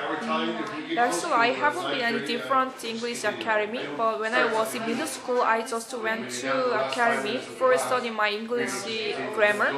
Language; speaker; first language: English; non-native, learner; Korean